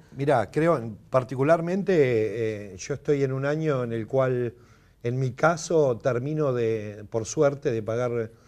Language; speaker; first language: Spanish; native; Spanish